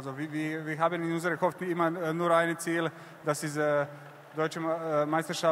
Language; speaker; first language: German; non-native, learner; Serbian